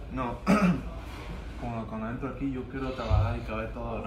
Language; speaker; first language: Spanish; early bilingual, heritage; Spanish